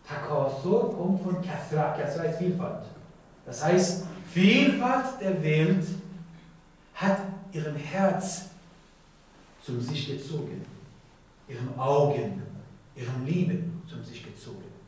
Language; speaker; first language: German; non-native, learner; Persian